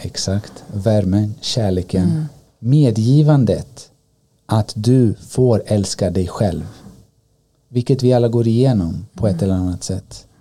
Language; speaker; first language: Swedish; early bilingual, other home language; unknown